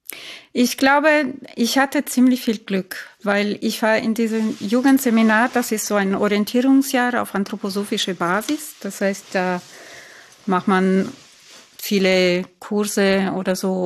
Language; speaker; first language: German; non-native, fluent; Italian